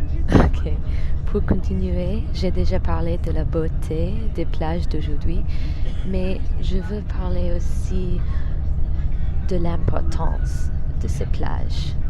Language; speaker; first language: French; non-native, fluent; English